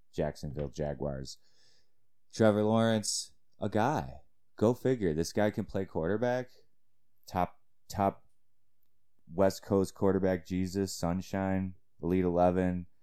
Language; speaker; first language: English; native; English